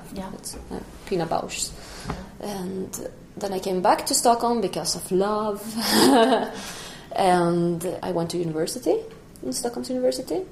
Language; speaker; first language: English; non-native, fluent; Spanish